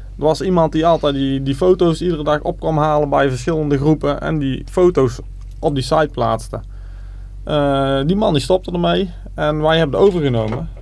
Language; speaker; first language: Dutch; native; Dutch